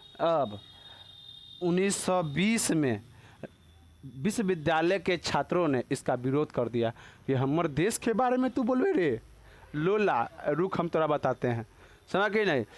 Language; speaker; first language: Hindi; native; Hindi